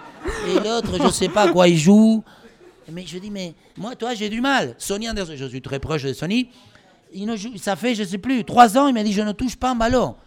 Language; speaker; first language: French; non-native, fluent; Spanish